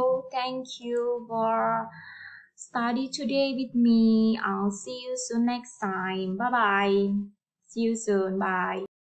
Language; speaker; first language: English; non-native, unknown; Indonesian